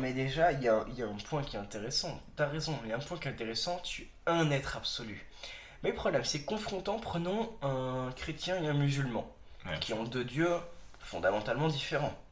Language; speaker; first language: French; native; French